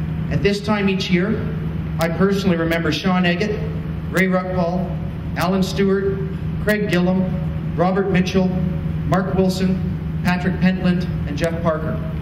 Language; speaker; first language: English; native; English